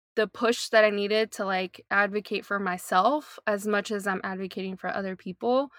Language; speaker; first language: English; native; English